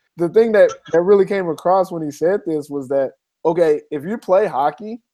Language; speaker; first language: English; native; English